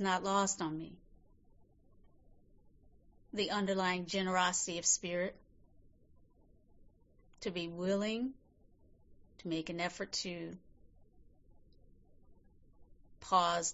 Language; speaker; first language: English; native; English